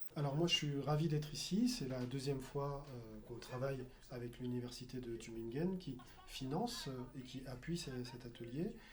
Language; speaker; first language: French; native; French